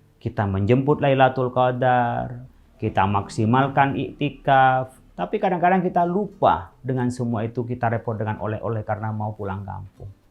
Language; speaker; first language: Indonesian; non-native, local second language; Madurese